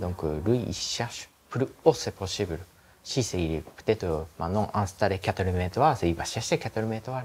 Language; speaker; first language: French; non-native, learner; Japanese